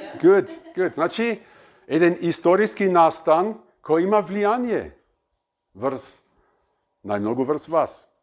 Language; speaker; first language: Macedonian; non-native, fluent; German